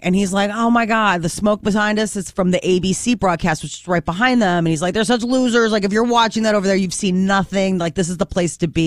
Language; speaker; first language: English; native; English